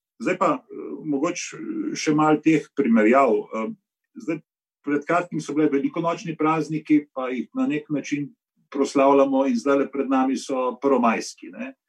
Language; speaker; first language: Slovenian; native; Slovenian